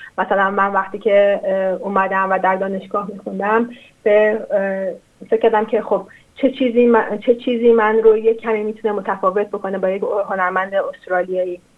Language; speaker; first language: Persian; non-native, local second language; Azerbaijani